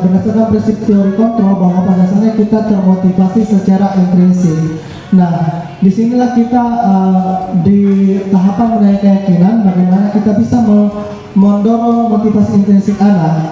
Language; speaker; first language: Indonesian; native; Indonesian